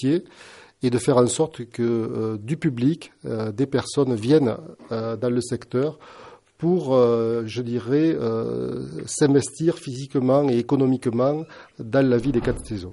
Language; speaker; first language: French; native; French